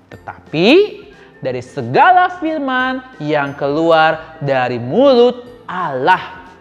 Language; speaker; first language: Indonesian; native; Indonesian